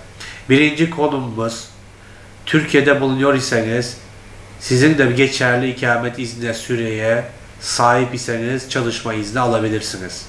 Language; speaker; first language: Turkish; non-native, fluent; Turkmen